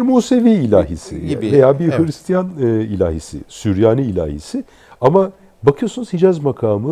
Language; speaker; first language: Turkish; native; Turkish